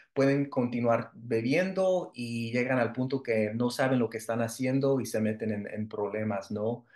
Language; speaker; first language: Spanish; early bilingual, heritage; Spanish